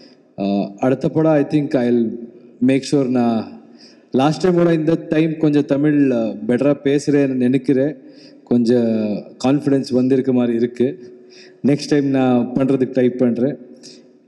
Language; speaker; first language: Tamil; non-native, learner; Kannada